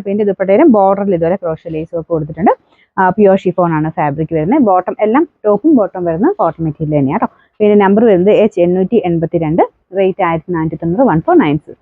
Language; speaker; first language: Malayalam; native; Malayalam